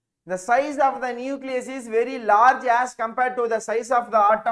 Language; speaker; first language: English; non-native, local second language; Tamil